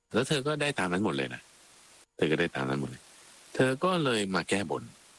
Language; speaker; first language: Thai; native; Thai